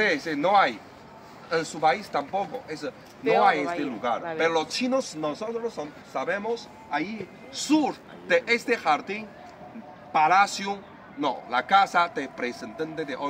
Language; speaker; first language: Spanish; non-native, learner; Chinese